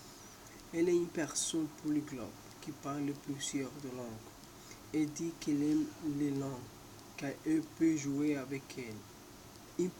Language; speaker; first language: French; non-native, learner; Spanish